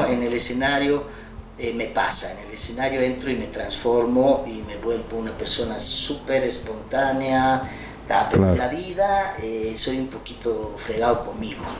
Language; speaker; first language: Spanish; native; Spanish